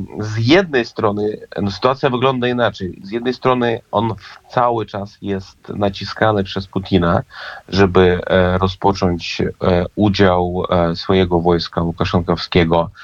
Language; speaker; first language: Polish; non-native, fluent; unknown